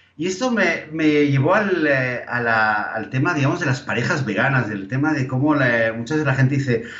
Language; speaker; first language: Spanish; native; Spanish